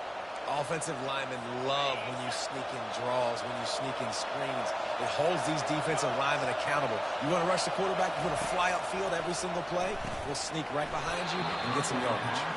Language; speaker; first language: English; native; English